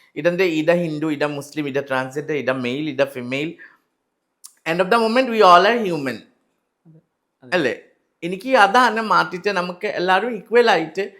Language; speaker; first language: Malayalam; non-native, learner; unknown